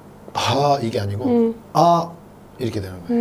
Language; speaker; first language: Korean; native; Korean